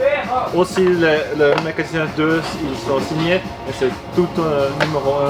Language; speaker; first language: French; non-native, learner; German